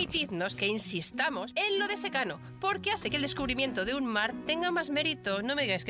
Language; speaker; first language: Spanish; native; Spanish